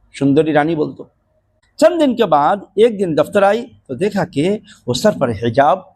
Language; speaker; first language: Urdu; non-native, fluent; Bangla